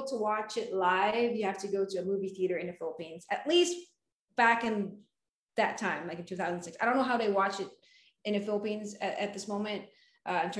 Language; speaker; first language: English; non-native, local second language; Filipino